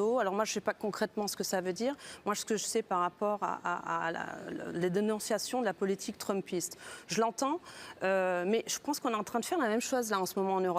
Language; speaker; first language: French; native; French